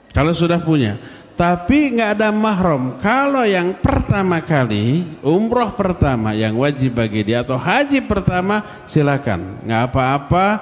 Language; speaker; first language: Malay; non-native, local second language; Sundanese